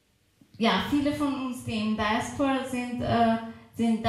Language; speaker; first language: German; non-native, fluent; Persian